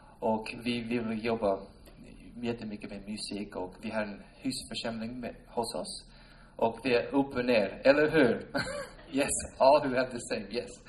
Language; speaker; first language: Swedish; non-native, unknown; English